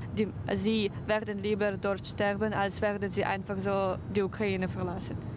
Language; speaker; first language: German; non-native, fluent; Ukrainian